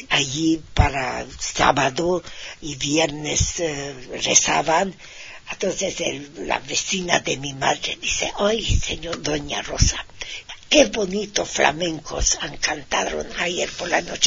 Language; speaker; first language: Spanish; non-native, fluent; Hungarian